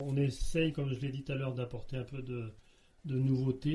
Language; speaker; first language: French; native; French